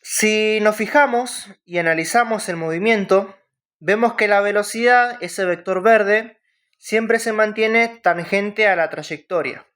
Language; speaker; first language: Spanish; native; Spanish